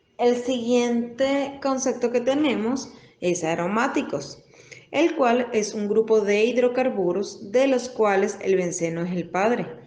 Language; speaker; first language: Spanish; native; Spanish